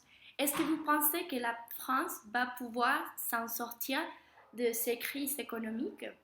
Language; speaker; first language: French; non-native, learner; Spanish